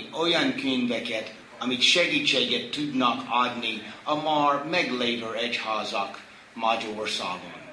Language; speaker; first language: Hungarian; non-native, fluent; English